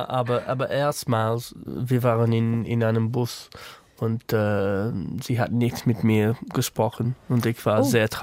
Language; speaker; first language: German; non-native, learner; English